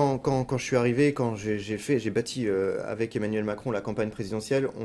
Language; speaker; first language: French; native; French